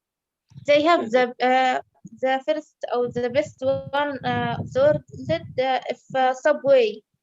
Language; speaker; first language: English; non-native, learner; Arabic